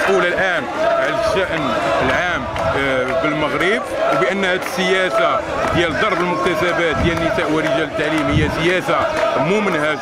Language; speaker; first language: Arabic; native; Arabic